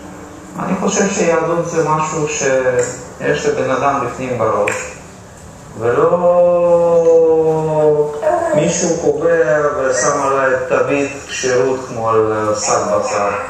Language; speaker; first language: Hebrew; non-native, fluent; Russian